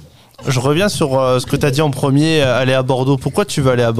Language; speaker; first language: French; native; French